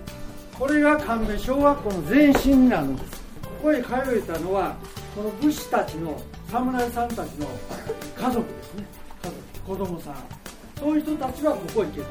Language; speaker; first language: Japanese; native; Japanese